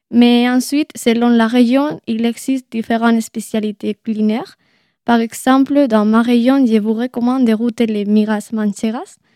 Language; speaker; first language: French; non-native, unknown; Spanish